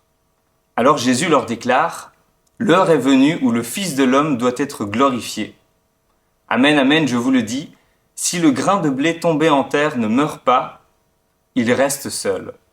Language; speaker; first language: French; native; French